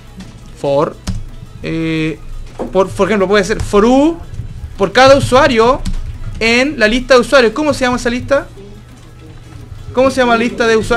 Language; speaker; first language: Spanish; native; Spanish